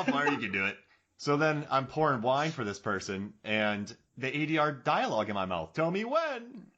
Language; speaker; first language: English; native; English